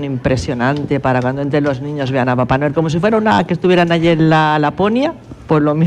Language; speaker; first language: Spanish; native; Spanish